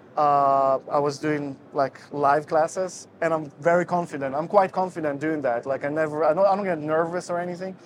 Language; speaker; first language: English; non-native, fluent; Russian